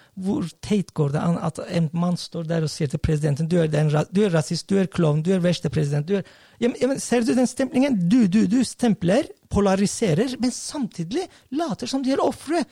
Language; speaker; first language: Norwegian; non-native, fluent; Turkish